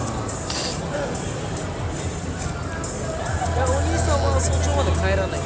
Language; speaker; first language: Japanese; native; Japanese